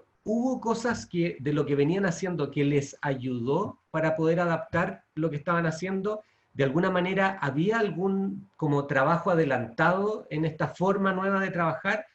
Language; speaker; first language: Spanish; native; Spanish